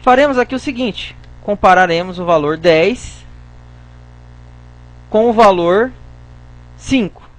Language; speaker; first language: Portuguese; native; Portuguese